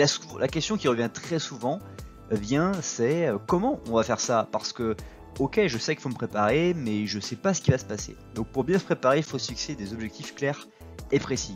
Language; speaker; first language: French; native; French